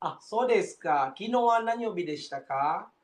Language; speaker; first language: Japanese; non-native, fluent; Malay